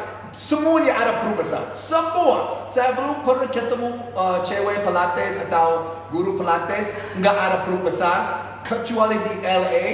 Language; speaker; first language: Indonesian; non-native, fluent; English